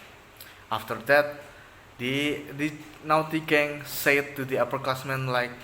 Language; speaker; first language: English; non-native, learner; Indonesian